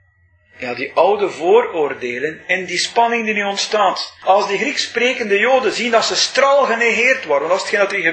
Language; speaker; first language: Dutch; native; Dutch